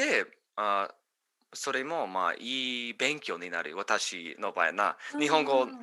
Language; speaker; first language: Japanese; non-native, learner; English